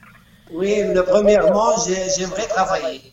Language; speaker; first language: French; non-native, learner; Arabic